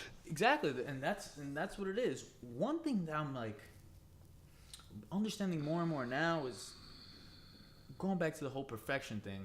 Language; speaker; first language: English; native; English